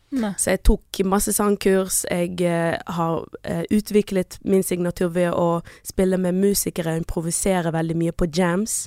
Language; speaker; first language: Norwegian; early bilingual, other home language; Portuguese